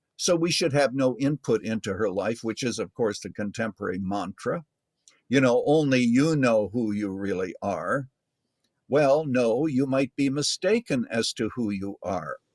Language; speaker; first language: English; native; English